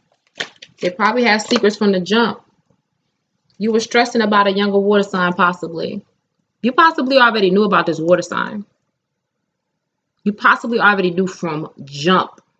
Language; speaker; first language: English; native; English